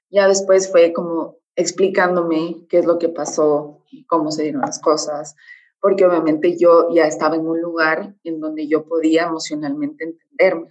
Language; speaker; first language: Spanish; native; Spanish